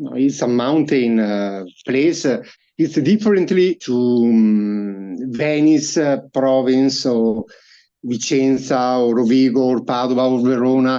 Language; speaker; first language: English; non-native, learner; Italian